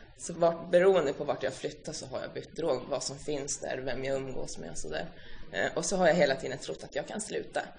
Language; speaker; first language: Swedish; early bilingual, other home language; Finnish